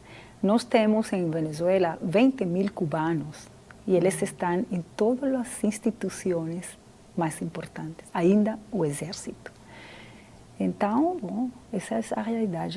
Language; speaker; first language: Portuguese; non-native, fluent; Spanish